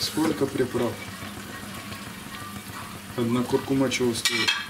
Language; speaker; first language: Russian; native; Russian